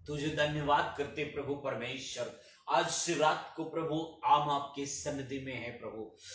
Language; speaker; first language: Hindi; non-native, local second language; Telugu